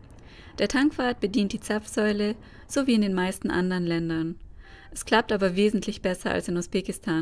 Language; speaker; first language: German; native; German